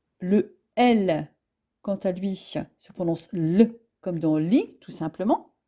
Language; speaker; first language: French; native; French